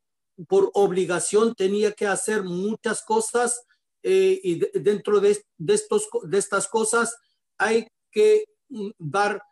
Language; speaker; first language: Spanish; non-native, fluent; Arabic